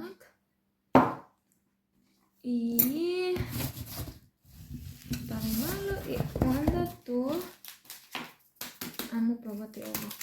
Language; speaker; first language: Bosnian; non-native, learner; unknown